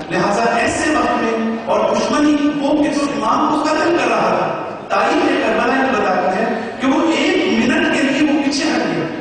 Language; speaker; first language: Urdu; native; Urdu